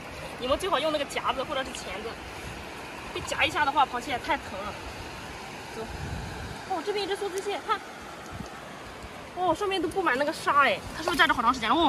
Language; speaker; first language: Chinese; native; Chinese